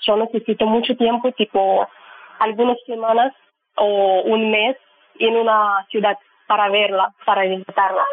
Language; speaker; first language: Spanish; non-native, learner; Russian